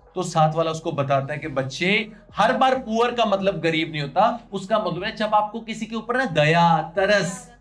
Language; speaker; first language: Hindi; non-native, local second language; Punjabi